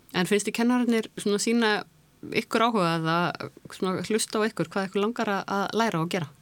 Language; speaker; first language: Icelandic; native; Icelandic